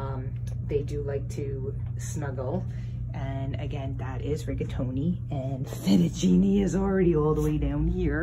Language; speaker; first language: English; native; English